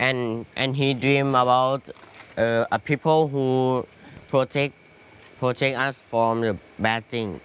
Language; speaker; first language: English; non-native, learner; Thai